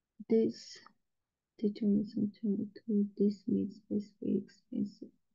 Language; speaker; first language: English; non-native, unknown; Azerbaijani